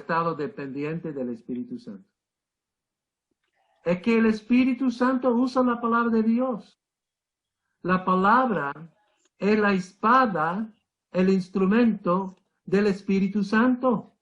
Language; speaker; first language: Spanish; non-native, fluent; English